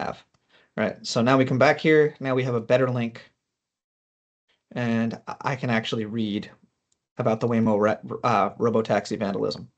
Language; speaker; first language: English; native; English